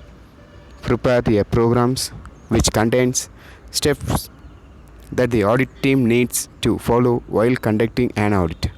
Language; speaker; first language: English; non-native, local second language; Tamil